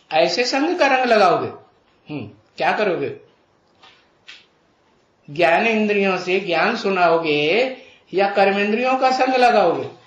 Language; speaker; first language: Hindi; native; Hindi